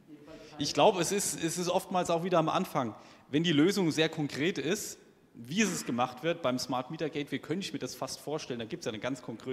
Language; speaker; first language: German; native; German